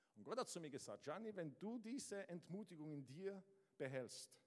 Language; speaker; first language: German; non-native, fluent; Italian